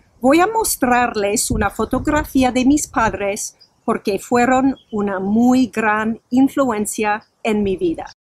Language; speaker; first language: Spanish; non-native, fluent; English